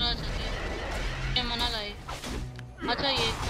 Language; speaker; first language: Spanish; native; Spanish